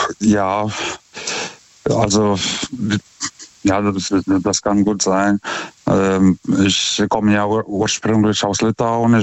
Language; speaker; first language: German; non-native, fluent; Lithuanian